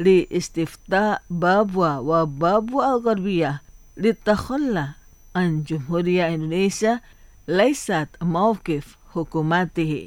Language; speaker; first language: Arabic; non-native, fluent; Indonesian